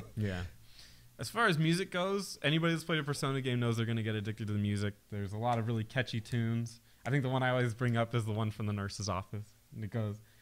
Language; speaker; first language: English; native; English